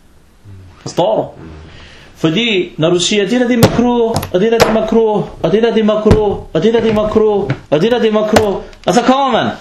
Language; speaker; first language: Danish; non-native, fluent; Arabic